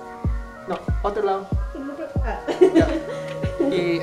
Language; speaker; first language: Spanish; non-native, learner; English